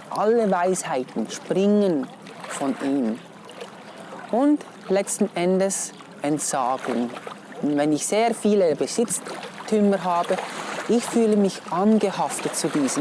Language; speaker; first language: German; non-native, fluent; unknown